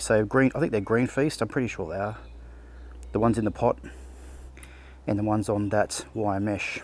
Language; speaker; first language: English; native; English